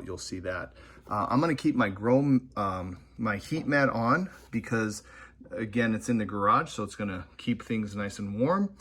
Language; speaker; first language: English; native; English